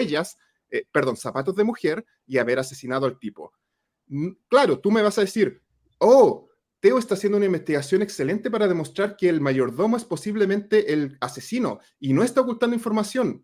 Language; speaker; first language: Spanish; native; Spanish